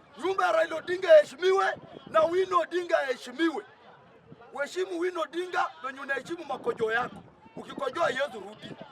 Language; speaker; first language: Swahili; native; Swahili